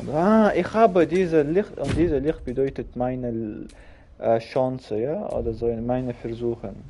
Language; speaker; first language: German; non-native, learner; Russian